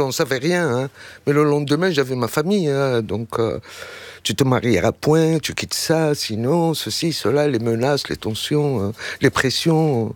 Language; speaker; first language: French; non-native, local second language; Arabic